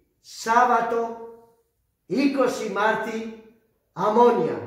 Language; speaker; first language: Greek; non-native, fluent; Urdu